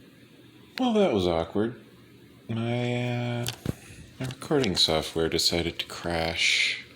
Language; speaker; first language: English; native; English